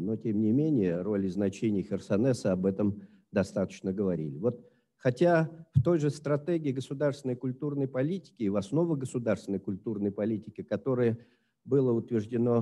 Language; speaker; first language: Russian; native; Russian